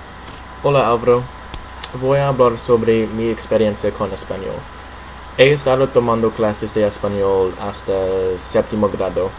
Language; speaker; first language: Spanish; non-native, learner; English